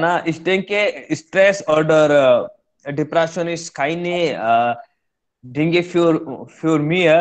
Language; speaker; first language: German; non-native, learner; Hindi